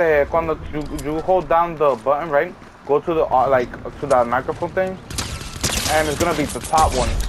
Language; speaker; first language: English; early bilingual, other home language; Spanish